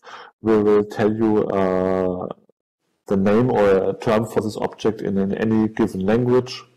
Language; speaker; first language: English; non-native, fluent; German